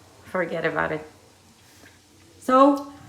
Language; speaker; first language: English; non-native, fluent; Russian